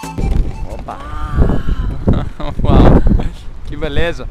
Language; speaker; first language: Portuguese; non-native, learner; Greek